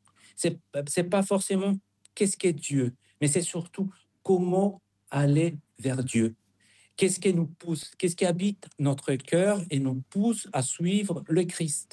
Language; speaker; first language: French; non-native, fluent; Spanish